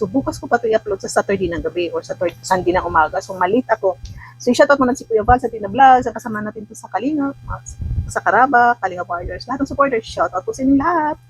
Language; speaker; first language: Filipino; non-native, local second language; Cebuano